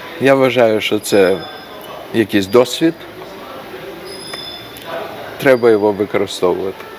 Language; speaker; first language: Ukrainian; non-native, local second language; Russian